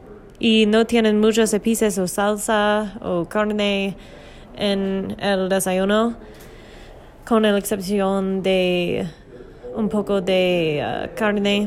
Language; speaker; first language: Spanish; non-native, learner; English